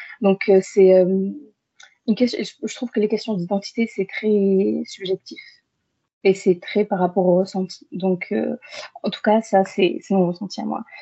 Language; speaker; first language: French; early bilingual, other home language; Arabic